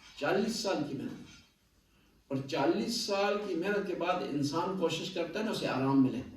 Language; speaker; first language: Urdu; non-native, local second language; Punjabi